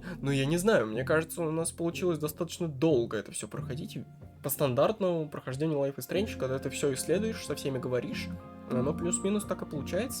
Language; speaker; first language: Russian; native; Russian